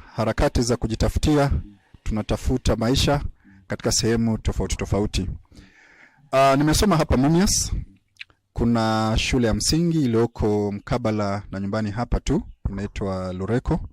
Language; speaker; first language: Swahili; non-native, local second language; Luyia